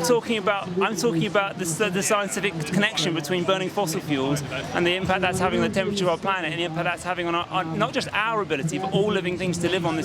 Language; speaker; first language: English; native; English